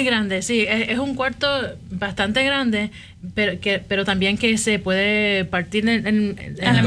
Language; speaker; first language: Spanish; early bilingual, heritage; Spanish